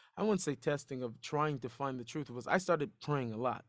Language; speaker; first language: English; native; English